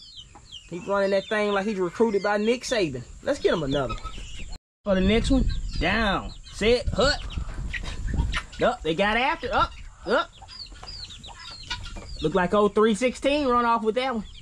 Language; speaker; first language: English; native; English